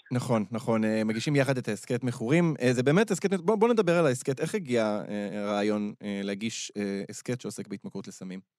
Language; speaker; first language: Hebrew; native; Hebrew